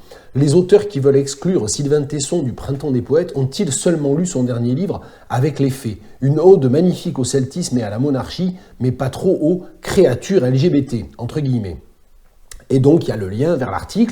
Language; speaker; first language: French; native; French